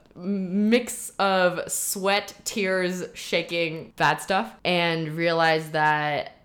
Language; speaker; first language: English; early bilingual, heritage; Chinese